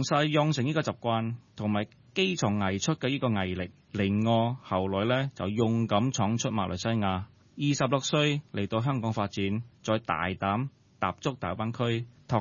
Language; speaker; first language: Cantonese; early bilingual, heritage; Cantonese